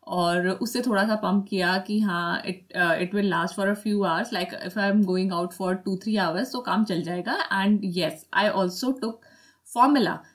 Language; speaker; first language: Hindi; native; Hindi